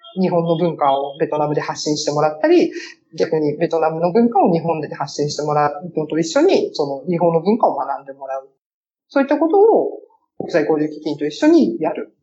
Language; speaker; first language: Japanese; native; Japanese